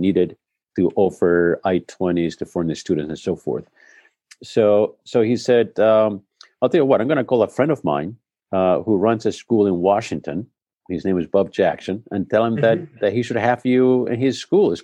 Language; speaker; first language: English; non-native, fluent; Spanish